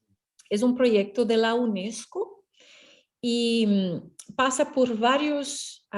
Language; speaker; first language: Spanish; non-native, fluent; Portuguese